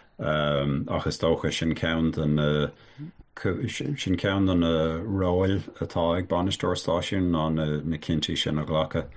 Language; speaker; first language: Irish; native; Irish